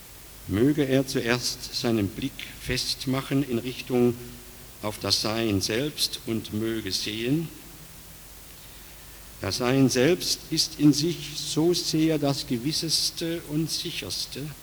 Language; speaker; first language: German; native; German